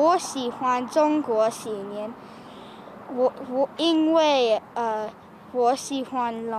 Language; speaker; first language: Chinese; non-native, learner; English